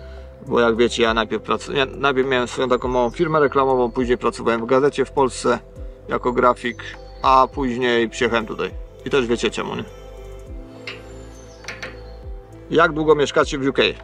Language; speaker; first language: Polish; native; Polish